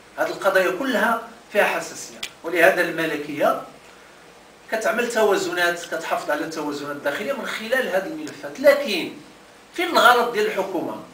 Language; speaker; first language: Arabic; non-native, local second language; Tachelhit